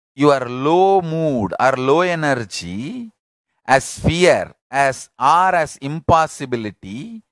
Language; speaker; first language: English; non-native, local second language; Tamil